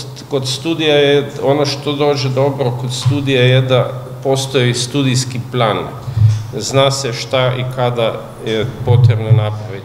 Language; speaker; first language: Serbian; non-native, fluent; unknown